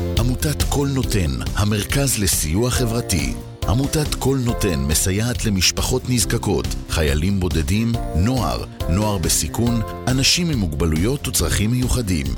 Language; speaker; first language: Hebrew; native; Hebrew